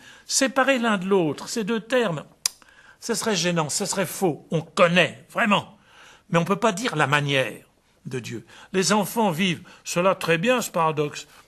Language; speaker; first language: French; native; French